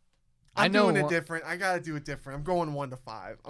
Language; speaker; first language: English; native; English